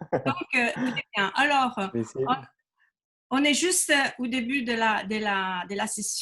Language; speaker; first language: French; non-native, fluent; Italian